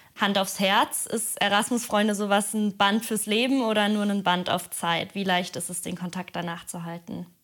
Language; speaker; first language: German; native; German